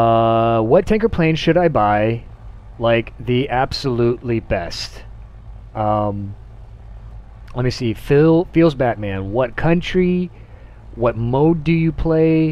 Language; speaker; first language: English; native; English